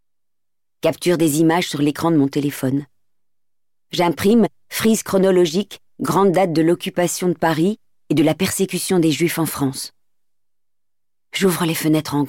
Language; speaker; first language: French; native; French